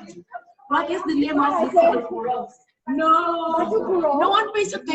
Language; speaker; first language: English; non-native, learner; Indonesian